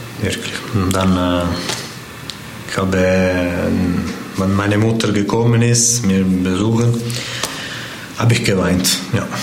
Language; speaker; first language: German; non-native, fluent; Italian